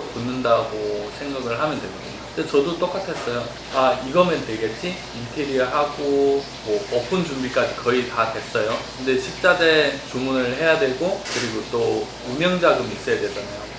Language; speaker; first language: Korean; early bilingual, heritage; Korean